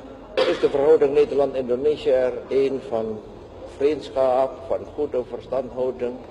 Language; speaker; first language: Dutch; non-native, local second language; Javanese